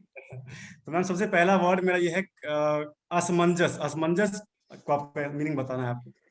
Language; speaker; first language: Hindi; native; Hindi